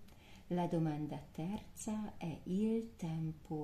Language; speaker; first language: Italian; non-native, learner; Hungarian